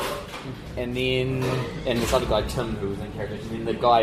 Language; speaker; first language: English; native; English